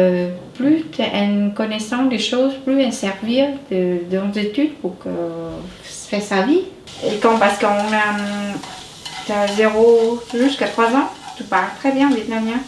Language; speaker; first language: French; non-native, learner; Vietnamese